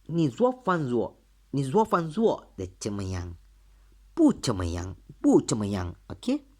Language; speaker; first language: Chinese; non-native, learner; Malay